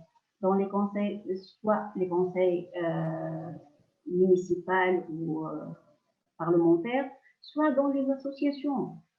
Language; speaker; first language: French; non-native, local second language; Arabic